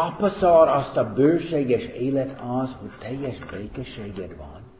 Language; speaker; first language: Hungarian; non-native, fluent; English